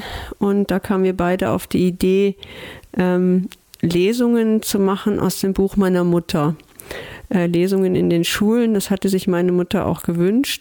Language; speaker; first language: German; native; German